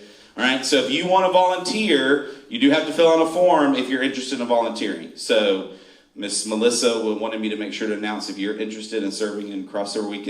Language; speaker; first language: English; native; English